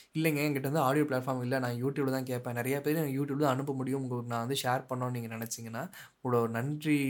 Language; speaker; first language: Tamil; native; Tamil